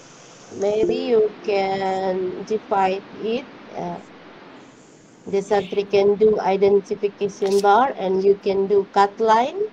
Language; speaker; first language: English; non-native, learner; Indonesian